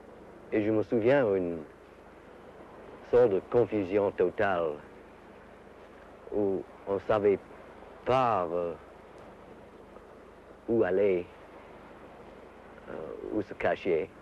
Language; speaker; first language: French; non-native, fluent; English